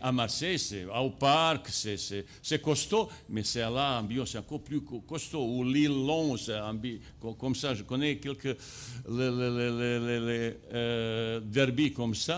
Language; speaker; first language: French; non-native, fluent; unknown